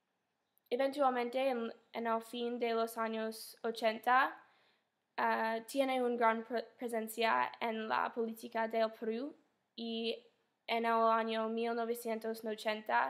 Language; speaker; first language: Spanish; non-native, fluent; English